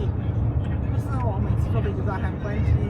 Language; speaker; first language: Chinese; native; Chinese